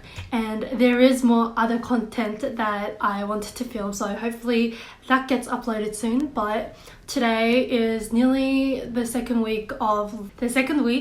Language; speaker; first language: English; non-native, fluent; Korean